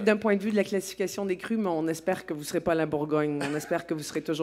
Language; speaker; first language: French; native; French